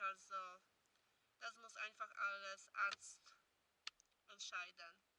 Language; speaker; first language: German; non-native, learner; Polish